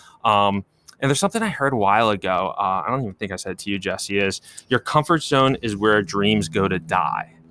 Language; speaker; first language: English; native; English